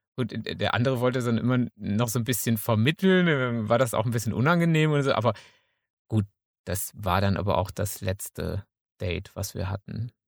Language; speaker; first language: German; native; German